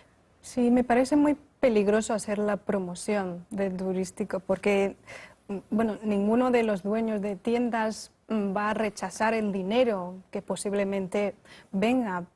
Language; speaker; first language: Spanish; non-native, fluent; Chinese